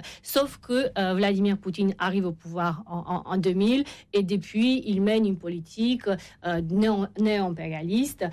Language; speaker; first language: French; non-native, fluent; Romanian